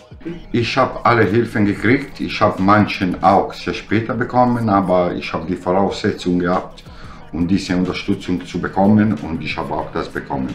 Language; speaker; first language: German; non-native, learner; Italian